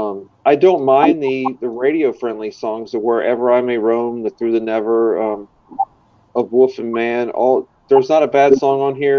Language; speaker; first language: English; native; English